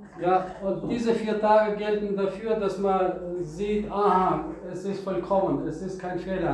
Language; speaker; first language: German; non-native, fluent; Russian